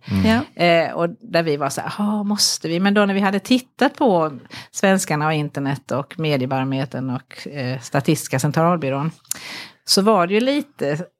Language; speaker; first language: Swedish; native; Swedish